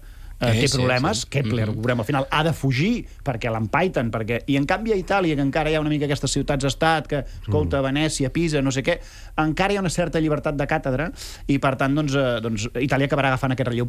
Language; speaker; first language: Catalan; native; Catalan